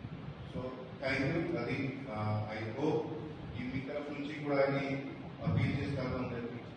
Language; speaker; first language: Telugu; non-native, learner; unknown